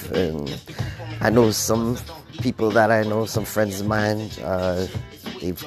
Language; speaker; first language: English; native; English